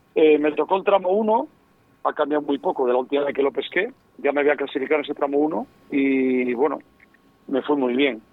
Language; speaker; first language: Spanish; native; Spanish